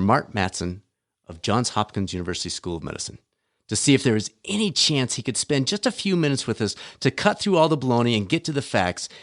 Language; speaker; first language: English; native; English